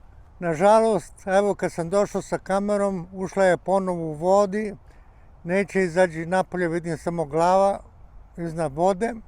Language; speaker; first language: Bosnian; non-native, local second language; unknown